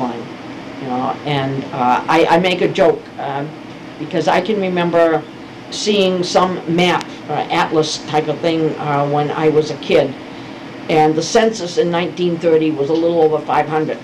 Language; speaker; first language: English; native; English